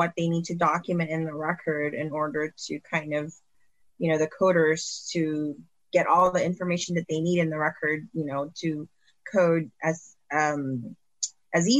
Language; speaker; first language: English; non-native, local second language; Filipino